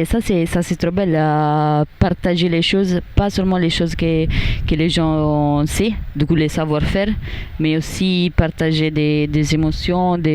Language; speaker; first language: French; non-native, learner; Italian